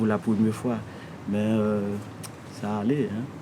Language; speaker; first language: French; non-native, learner; Haitian Creole